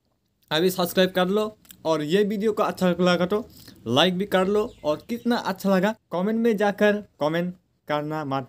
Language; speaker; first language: Hindi; non-native, local second language; Kok Borok